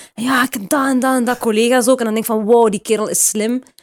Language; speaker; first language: Dutch; native; Dutch